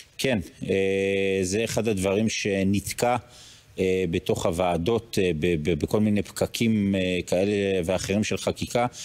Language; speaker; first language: Hebrew; native; Hebrew